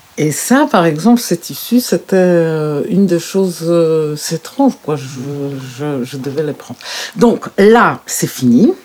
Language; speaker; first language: French; non-native, fluent; Polish